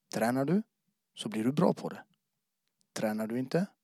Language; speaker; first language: Swedish; early bilingual, other home language; Albanian